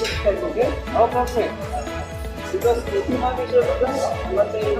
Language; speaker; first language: English; non-native, local second language; Filipino